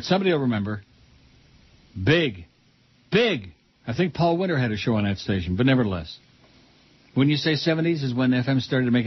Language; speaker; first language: English; native; English